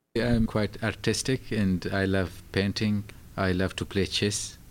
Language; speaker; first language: English; non-native, fluent; Pashto